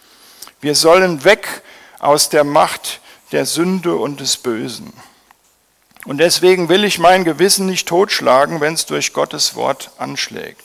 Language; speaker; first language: German; native; German